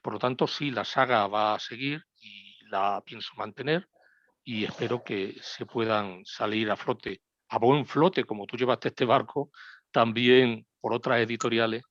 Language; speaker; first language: Spanish; native; Spanish